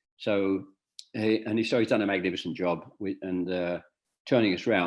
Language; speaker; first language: English; native; English